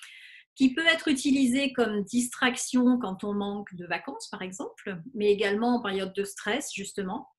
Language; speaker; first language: French; native; French